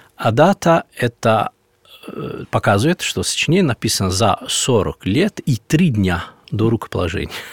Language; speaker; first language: Russian; non-native, fluent; Italian